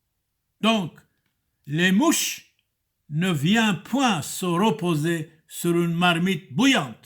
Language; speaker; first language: French; non-native, fluent; Turoyo